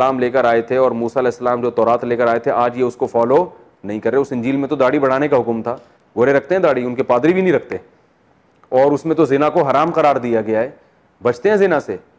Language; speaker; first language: Urdu; native; Urdu